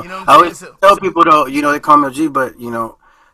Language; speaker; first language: English; early bilingual, other home language; Spanish